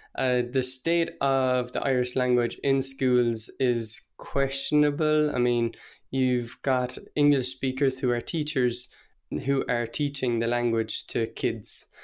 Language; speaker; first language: English; non-native, local second language; Irish